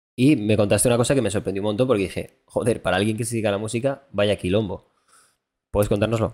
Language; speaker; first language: Spanish; native; Spanish